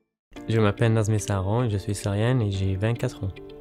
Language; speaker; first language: French; non-native, learner; Arabic